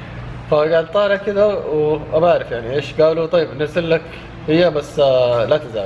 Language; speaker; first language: Arabic; native; Arabic